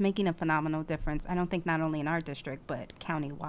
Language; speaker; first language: English; native; English